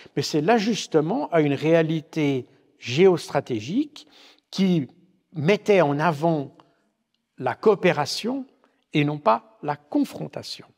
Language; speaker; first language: French; native; French